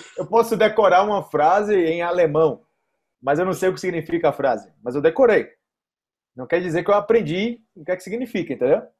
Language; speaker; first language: Portuguese; native; Portuguese